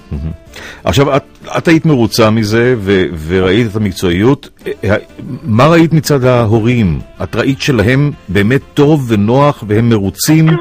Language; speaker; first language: Hebrew; native; Hebrew